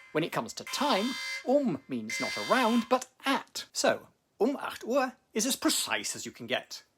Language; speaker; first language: English; native; English